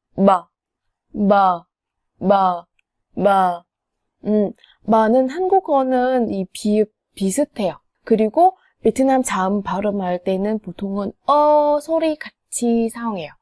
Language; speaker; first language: Korean; non-native, fluent; Vietnamese